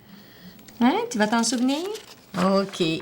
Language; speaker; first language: French; native; French